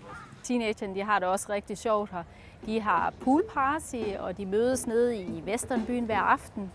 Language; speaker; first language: Danish; native; Danish